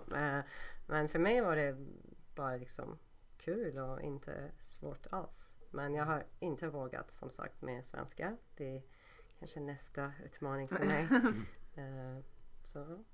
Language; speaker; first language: Swedish; non-native, fluent; Turkish